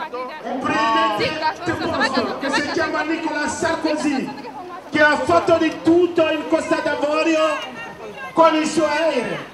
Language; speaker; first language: Italian; non-native, fluent; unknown